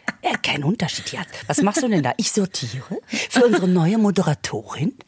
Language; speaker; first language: German; native; German